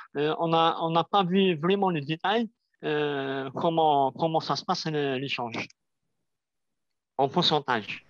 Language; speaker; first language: French; non-native, local second language; Arabic